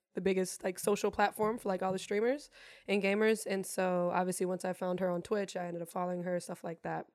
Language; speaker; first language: English; non-native, fluent; German